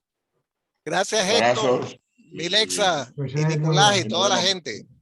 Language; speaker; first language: Spanish; native; Spanish